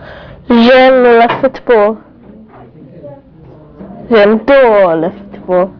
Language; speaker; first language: French; non-native, learner; English